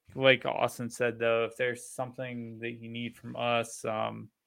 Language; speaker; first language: English; native; English